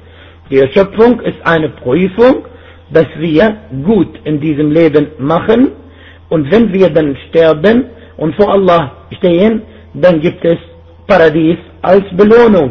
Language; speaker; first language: German; non-native, fluent; Arabic